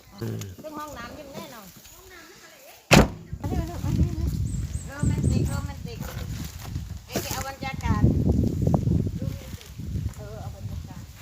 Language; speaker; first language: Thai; native; Thai